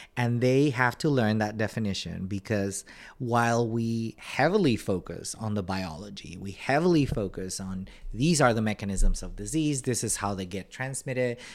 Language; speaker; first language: English; non-native, fluent; Spanish